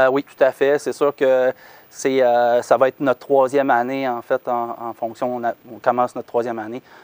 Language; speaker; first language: French; native; French